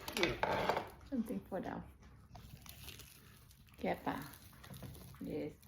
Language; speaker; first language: English; non-native, learner; Thai